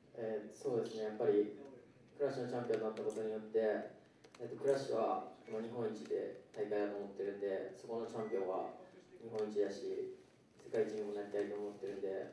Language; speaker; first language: Japanese; native; Japanese